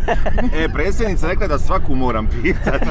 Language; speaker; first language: Bosnian; native; Bosnian